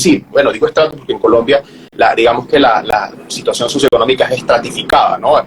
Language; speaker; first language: Spanish; native; Spanish